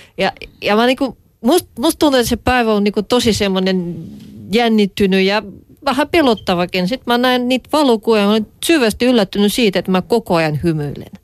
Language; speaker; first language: Finnish; non-native, fluent; Russian